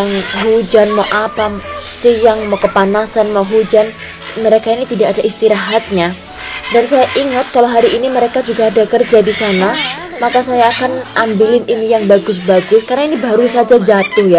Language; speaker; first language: Indonesian; non-native, local second language; Javanese